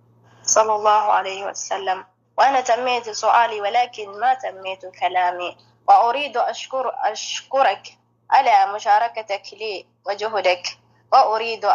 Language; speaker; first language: Arabic; non-native, fluent; Oromo